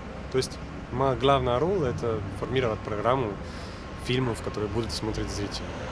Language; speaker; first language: Russian; non-native, fluent; French